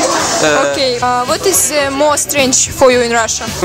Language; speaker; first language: English; non-native, learner; Russian